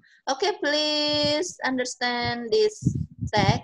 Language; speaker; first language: English; non-native, fluent; Indonesian